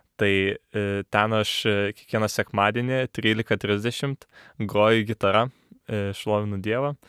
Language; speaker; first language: Lithuanian; native; Lithuanian